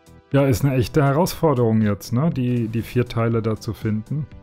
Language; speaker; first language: German; native; German